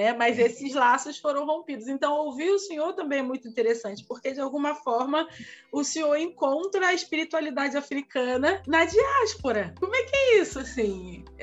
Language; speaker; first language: Portuguese; native; Portuguese